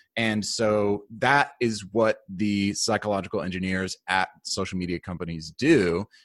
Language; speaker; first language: English; native; English